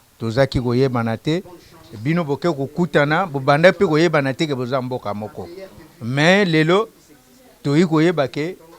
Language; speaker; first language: Lingala; non-native, local second language; Kituba (Democratic Republic of Congo)